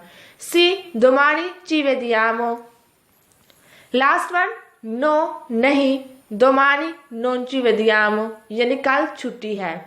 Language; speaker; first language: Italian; non-native, fluent; Urdu